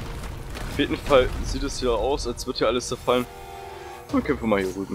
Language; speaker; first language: German; native; German